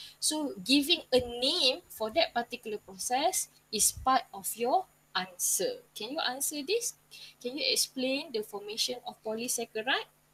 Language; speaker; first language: English; non-native, local second language; Malay